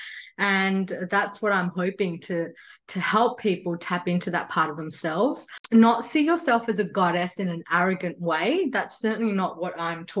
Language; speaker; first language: English; non-native, local second language; Hindi